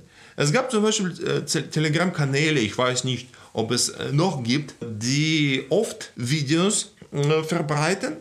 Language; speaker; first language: German; non-native, fluent; Russian